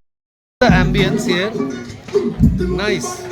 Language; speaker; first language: English; non-native, learner; Bangla